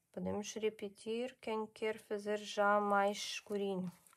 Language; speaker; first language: Portuguese; non-native, learner; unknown